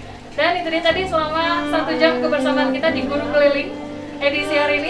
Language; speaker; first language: Indonesian; native; Indonesian